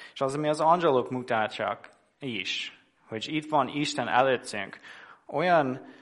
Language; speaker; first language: Hungarian; non-native, fluent; English